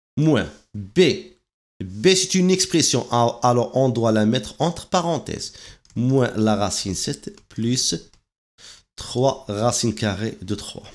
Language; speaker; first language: French; non-native, local second language; Arabic